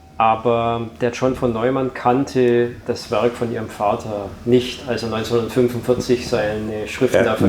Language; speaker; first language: German; native; German